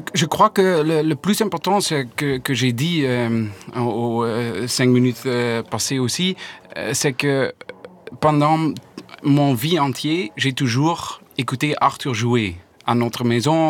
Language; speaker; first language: French; non-native, learner; Dutch